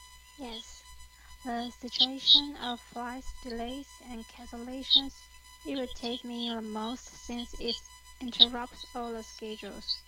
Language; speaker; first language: English; non-native, learner; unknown